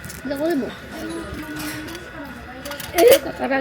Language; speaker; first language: Japanese; non-native, fluent; Filipino